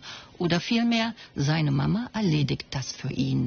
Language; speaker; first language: German; native; German